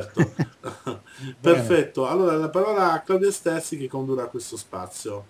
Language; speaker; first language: Italian; native; Italian